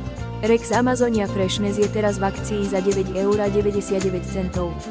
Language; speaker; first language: Slovak; native; Slovak